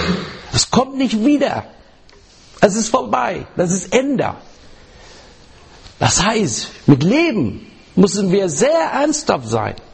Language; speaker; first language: German; non-native, learner; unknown